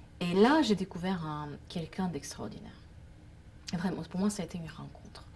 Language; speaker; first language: French; non-native, fluent; Romanian